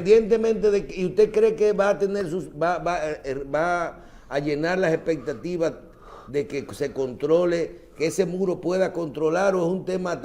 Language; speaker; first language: Spanish; native; Spanish